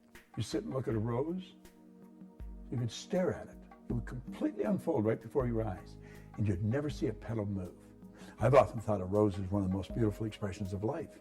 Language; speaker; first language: English; native; English